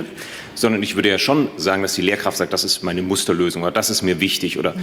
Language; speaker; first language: German; native; German